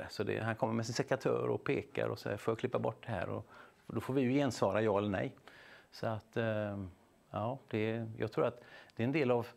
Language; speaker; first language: Swedish; native; Swedish